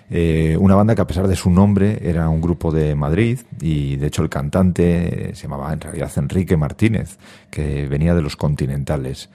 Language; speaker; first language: Spanish; native; Spanish